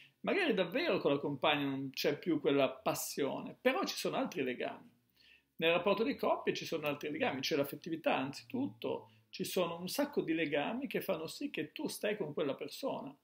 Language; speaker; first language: Italian; native; Italian